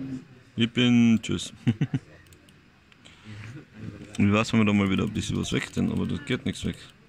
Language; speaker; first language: German; native; German